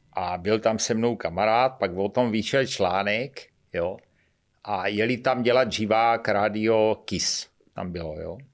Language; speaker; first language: Czech; native; Czech